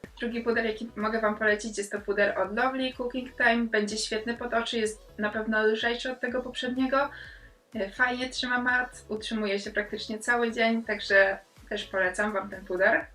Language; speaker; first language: Polish; native; Polish